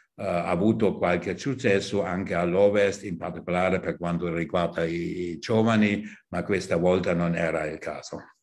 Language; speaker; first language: Italian; non-native, fluent; German